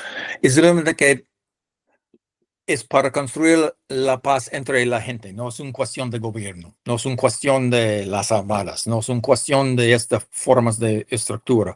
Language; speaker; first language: Spanish; non-native, fluent; English